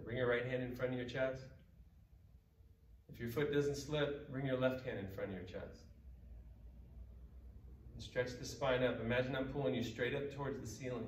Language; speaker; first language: English; native; English